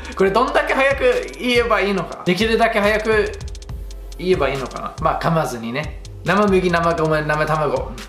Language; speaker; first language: Japanese; non-native, fluent; English